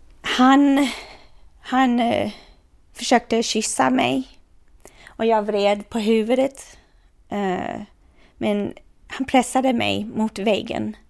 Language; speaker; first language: Swedish; non-native, fluent; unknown